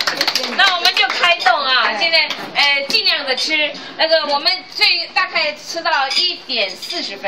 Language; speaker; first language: Chinese; native; Chinese